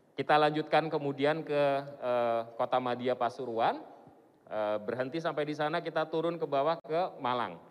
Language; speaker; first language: Indonesian; native; Indonesian